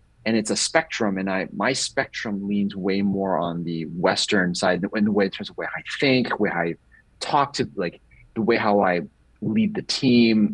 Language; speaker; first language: English; native; English